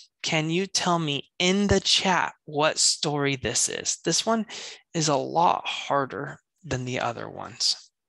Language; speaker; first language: English; native; English